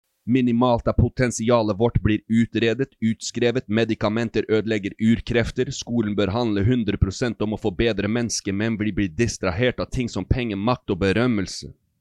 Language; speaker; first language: Norwegian; native; Norwegian